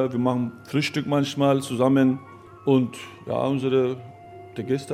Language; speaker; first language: German; non-native, learner; Turkish